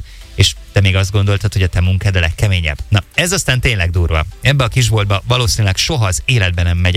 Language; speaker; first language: Hungarian; native; Hungarian